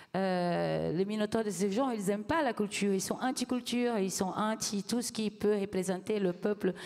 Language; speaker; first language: French; non-native, fluent; Portuguese